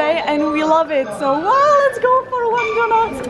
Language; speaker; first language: English; non-native, learner; Czech